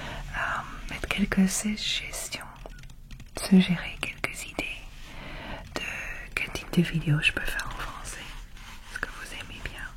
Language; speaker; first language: French; non-native, fluent; English